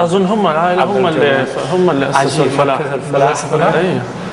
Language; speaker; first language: Arabic; native; Arabic